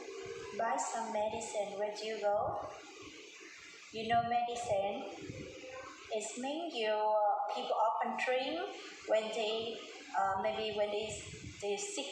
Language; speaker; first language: English; non-native, fluent; Vietnamese